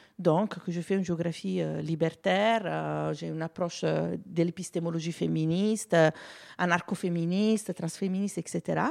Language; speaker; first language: French; non-native, fluent; Italian